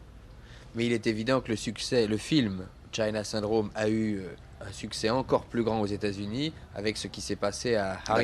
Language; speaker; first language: French; native; French